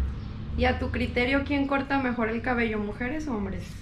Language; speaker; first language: Spanish; native; Spanish